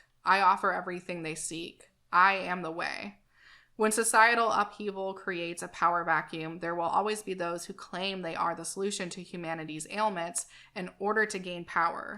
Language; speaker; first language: English; native; English